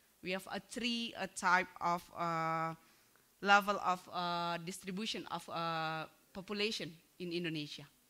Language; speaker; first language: English; non-native, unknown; Indonesian